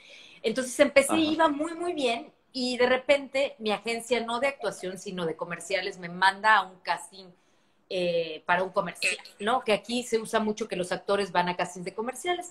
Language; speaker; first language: Spanish; native; Spanish